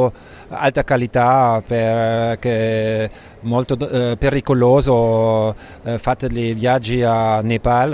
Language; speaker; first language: Italian; non-native, learner; German